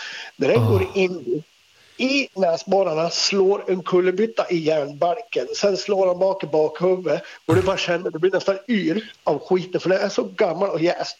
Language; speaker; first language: Swedish; native; Swedish